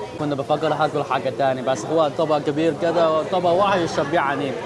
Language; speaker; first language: Arabic; non-native, learner; Chinese